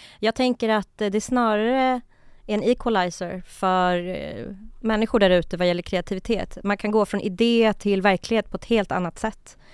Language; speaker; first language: Swedish; early bilingual, other home language; Kurdish